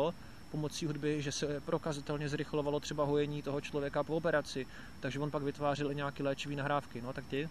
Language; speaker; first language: Czech; native; Czech